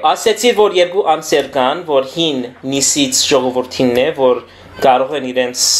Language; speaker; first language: Armenian; early bilingual, heritage; Armenian